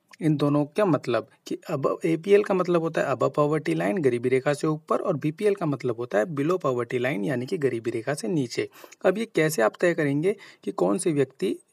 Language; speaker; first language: Hindi; native; Hindi